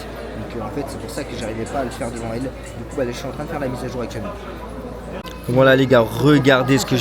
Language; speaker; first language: French; native; French